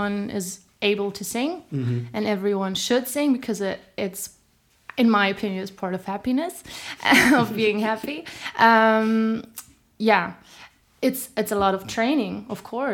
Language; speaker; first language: English; non-native, fluent; German